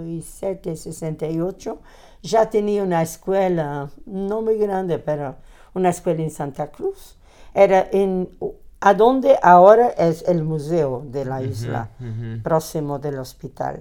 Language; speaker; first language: Spanish; non-native, fluent; Portuguese